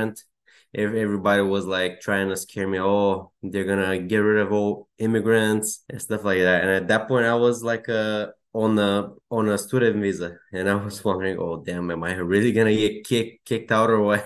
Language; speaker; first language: English; non-native, fluent; Bulgarian